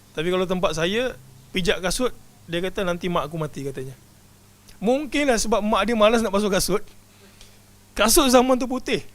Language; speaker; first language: Malay; native; Malay